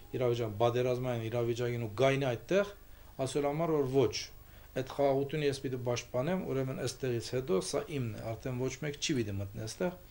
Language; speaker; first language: Armenian; early bilingual, heritage; Armenian